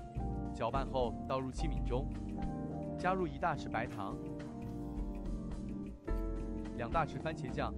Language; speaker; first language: Chinese; native; Chinese